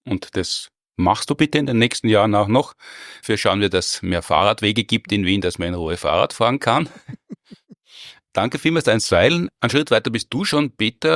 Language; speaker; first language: German; native; German